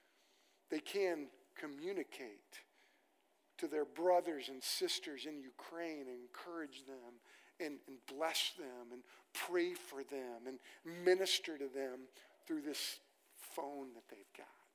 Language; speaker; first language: English; native; English